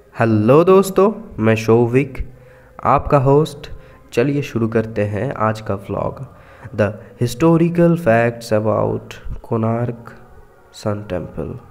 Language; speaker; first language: Hindi; non-native, local second language; Bangla